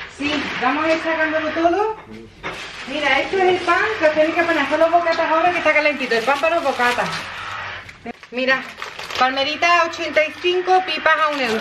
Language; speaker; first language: Spanish; native; Spanish